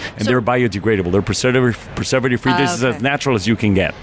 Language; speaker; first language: English; non-native, fluent; Spanish